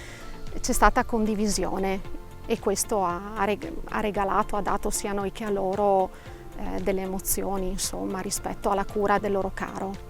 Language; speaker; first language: Italian; native; Italian